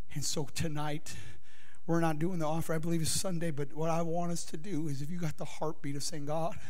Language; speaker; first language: English; native; English